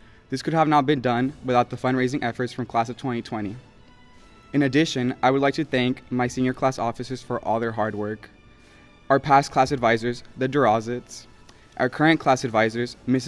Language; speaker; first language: English; early bilingual, other home language; Spanish